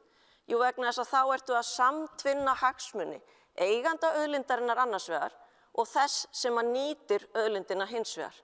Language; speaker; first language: Icelandic; native; Icelandic